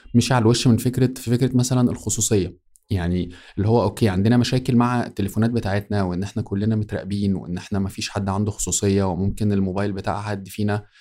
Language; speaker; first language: Arabic; native; Arabic